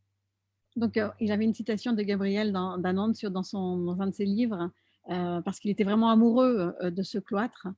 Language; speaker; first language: French; native; French